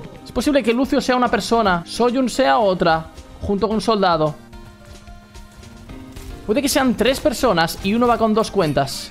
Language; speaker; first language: Spanish; native; Spanish